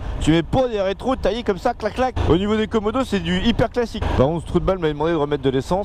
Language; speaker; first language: French; native; French